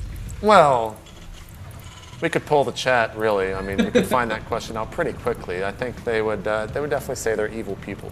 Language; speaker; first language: English; native; English